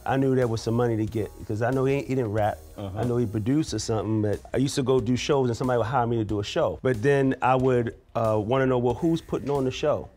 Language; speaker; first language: English; native; English